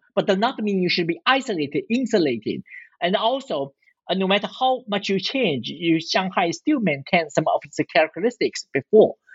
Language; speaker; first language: English; non-native, fluent; Chinese